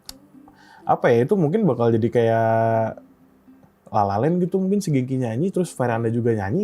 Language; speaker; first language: Indonesian; native; Indonesian